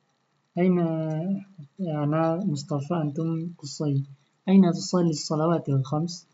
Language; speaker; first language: Arabic; non-native, fluent; Indonesian